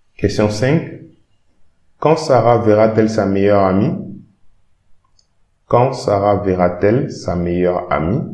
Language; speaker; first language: French; non-native, fluent; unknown